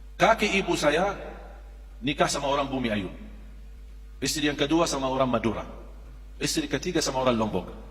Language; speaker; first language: Indonesian; non-native, fluent; Arabic